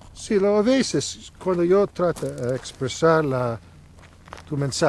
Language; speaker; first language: Spanish; non-native, learner; English